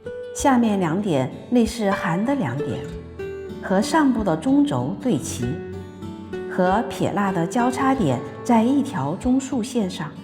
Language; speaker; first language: Chinese; native; Chinese